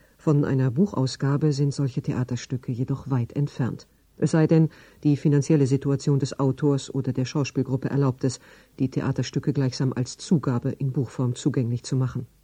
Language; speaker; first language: German; native; German